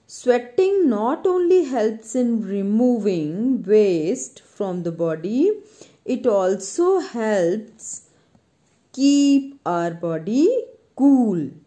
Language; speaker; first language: English; non-native, local second language; Punjabi